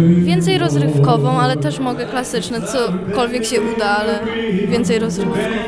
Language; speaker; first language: Polish; early bilingual, heritage; English